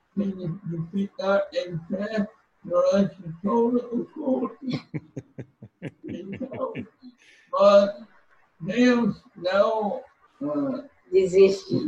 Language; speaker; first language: Portuguese; non-native, learner; English